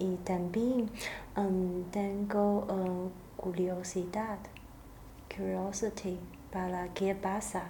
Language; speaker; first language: Spanish; non-native, learner; Chinese